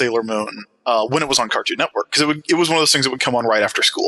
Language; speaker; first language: English; native; English